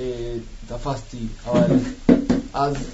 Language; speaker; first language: Hebrew; non-native, learner; Spanish